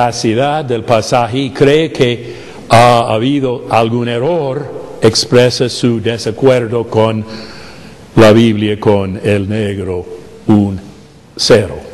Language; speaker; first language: Spanish; non-native, fluent; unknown